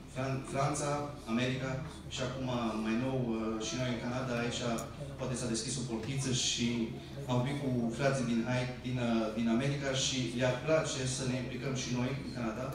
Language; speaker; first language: Romanian; early bilingual, heritage; Romanian